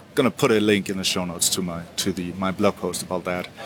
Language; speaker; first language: English; non-native, fluent; German